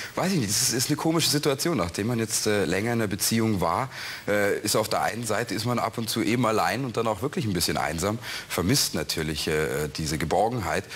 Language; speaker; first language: German; native; German